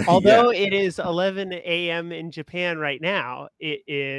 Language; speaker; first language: English; native; English